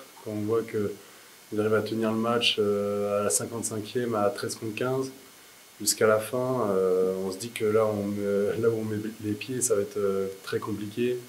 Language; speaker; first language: French; native; French